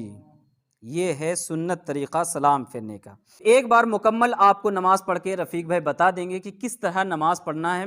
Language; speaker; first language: Urdu; native; Urdu